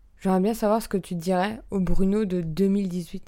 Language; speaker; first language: French; native; French